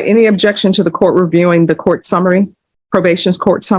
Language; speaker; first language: English; native; English